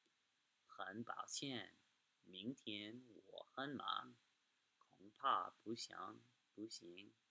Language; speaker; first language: Chinese; non-native, fluent; English